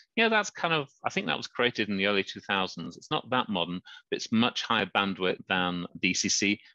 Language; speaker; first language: English; native; English